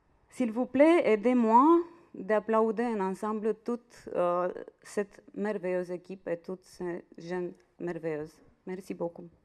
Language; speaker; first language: French; non-native, fluent; Romanian